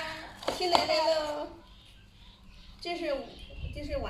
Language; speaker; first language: Chinese; native; Chinese